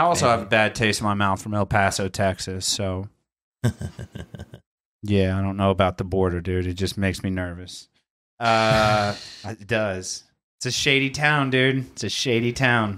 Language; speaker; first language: English; native; English